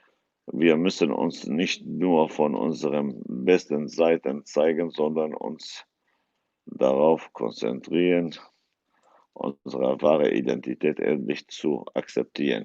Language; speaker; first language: German; non-native, fluent; Kurdish